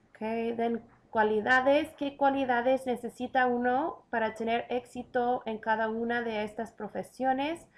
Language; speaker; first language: Spanish; non-native, fluent; English